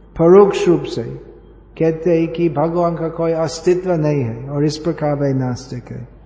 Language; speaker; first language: Hindi; non-native, fluent; English